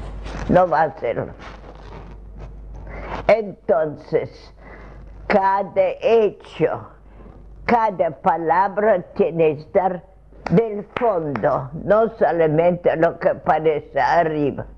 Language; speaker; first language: Spanish; non-native, fluent; Russian